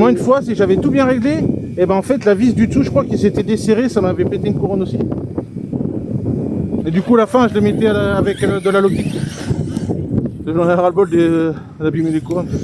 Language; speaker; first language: French; native; French